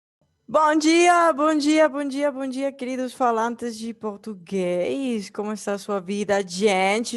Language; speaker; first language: Portuguese; non-native, fluent; Spanish